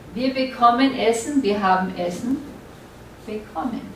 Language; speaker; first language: German; non-native, fluent; English